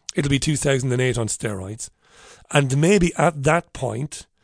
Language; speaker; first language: English; native; English